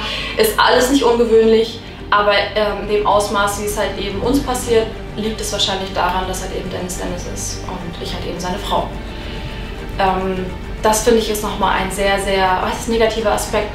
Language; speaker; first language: German; native; German